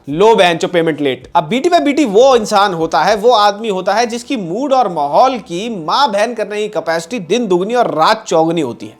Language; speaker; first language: Hindi; native; Hindi